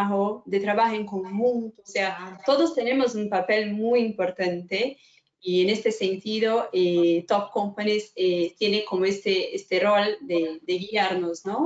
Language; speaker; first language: Spanish; non-native, fluent; Portuguese